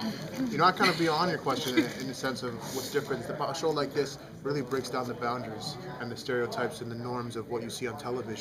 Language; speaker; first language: English; native; English